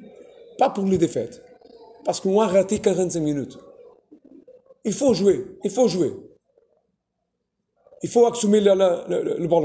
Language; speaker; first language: French; non-native, fluent; Portuguese